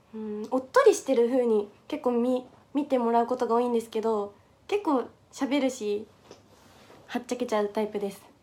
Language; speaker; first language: Japanese; native; Japanese